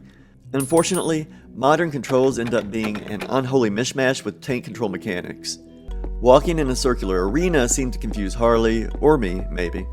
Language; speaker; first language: English; native; English